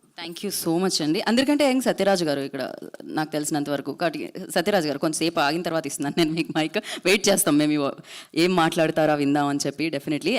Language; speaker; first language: Telugu; native; Telugu